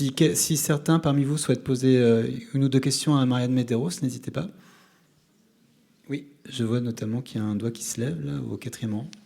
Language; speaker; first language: French; native; French